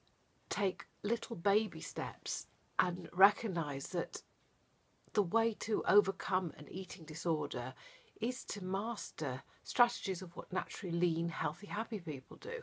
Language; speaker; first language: English; native; English